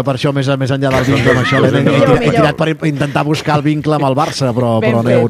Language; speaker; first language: Catalan; native; Catalan